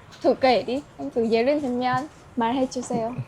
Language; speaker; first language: Korean; non-native, learner; Vietnamese